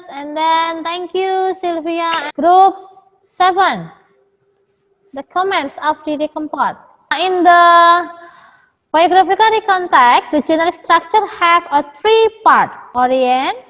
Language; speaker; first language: English; non-native, fluent; Indonesian